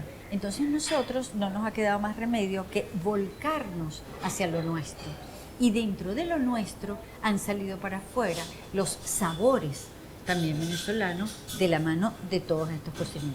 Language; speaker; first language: Spanish; native; Spanish